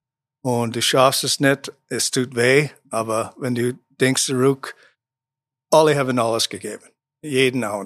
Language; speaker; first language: German; non-native, learner; English